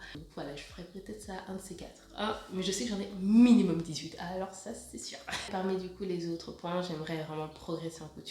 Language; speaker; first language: French; native; French